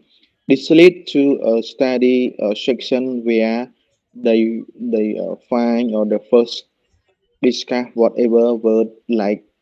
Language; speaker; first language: English; non-native, learner; Khmer